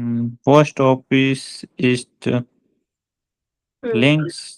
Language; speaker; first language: German; non-native, learner; Hindi